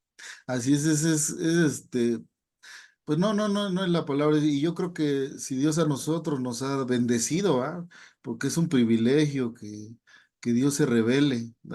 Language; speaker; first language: Spanish; native; Spanish